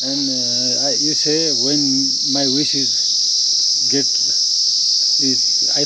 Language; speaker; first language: English; non-native, learner; Nepali